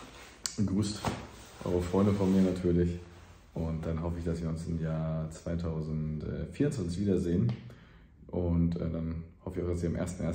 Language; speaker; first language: German; native; German